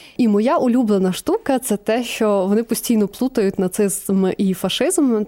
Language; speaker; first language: Ukrainian; native; Ukrainian